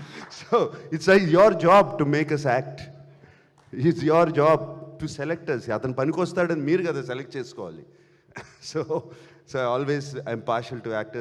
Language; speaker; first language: English; non-native, local second language; Telugu